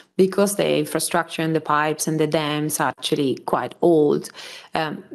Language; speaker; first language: English; non-native, fluent; Italian